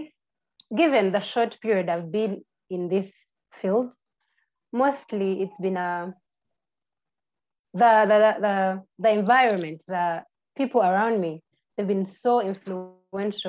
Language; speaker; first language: English; non-native, local second language; Ganda